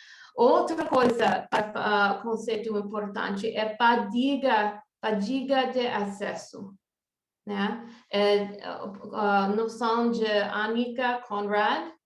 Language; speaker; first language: Portuguese; non-native, fluent; English